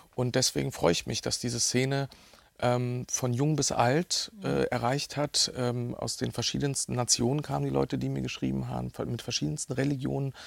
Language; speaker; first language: German; early bilingual, other home language; Bosnian